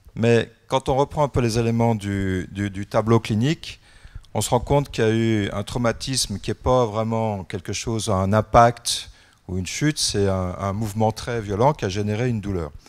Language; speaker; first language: French; native; French